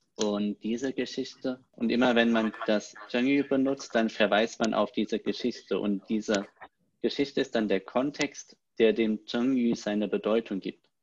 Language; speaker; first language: German; native; German